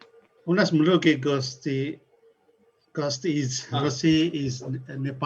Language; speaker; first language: Russian; non-native, learner; Nepali